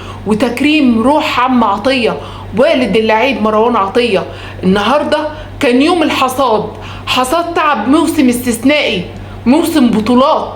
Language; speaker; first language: Arabic; native; Arabic